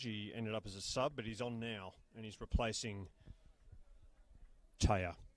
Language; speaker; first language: English; native; English